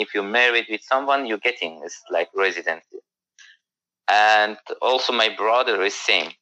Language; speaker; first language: English; non-native, learner; Persian